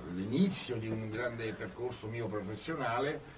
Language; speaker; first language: Italian; native; Italian